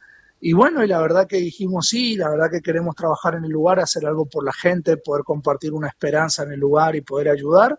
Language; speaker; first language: Spanish; native; Spanish